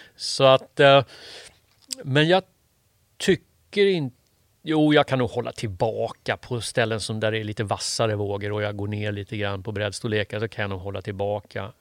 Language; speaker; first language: Swedish; native; Swedish